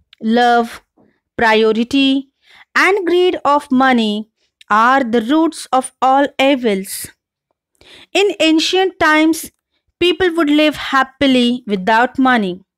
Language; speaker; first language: English; non-native, local second language; Marathi